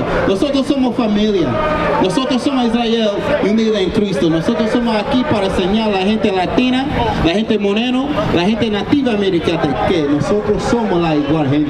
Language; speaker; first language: Spanish; non-native, learner; English